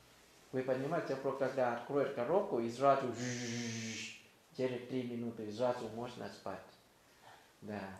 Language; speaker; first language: Russian; non-native, learner; Thai